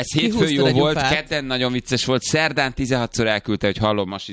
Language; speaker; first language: Hungarian; native; Hungarian